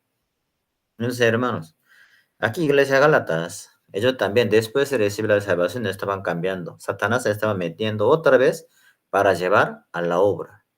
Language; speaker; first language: Spanish; non-native, learner; Korean